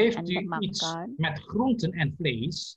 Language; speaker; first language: Dutch; non-native, learner; Indonesian